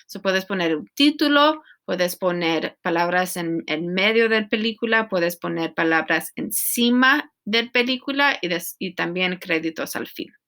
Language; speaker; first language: Spanish; non-native, learner; English